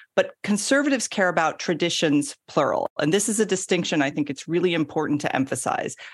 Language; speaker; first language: English; native; English